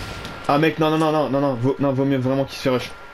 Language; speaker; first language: French; native; French